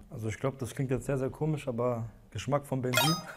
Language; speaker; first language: German; non-native, fluent; Russian